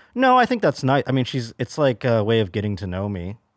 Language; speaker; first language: English; native; English